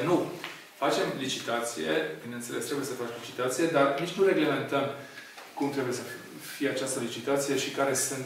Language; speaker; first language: Romanian; non-native, local second language; Hungarian